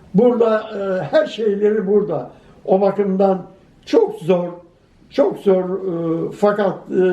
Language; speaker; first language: Turkish; native; Turkish